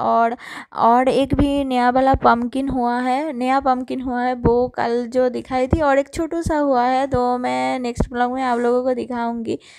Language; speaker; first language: Hindi; non-native, local second language; Bangla